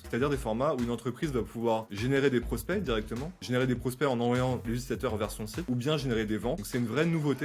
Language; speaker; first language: French; native; French